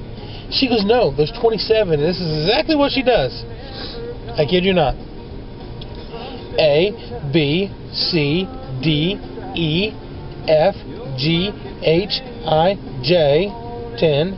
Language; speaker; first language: English; native; English